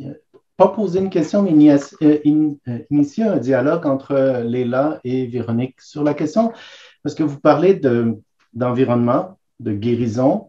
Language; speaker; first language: French; native; French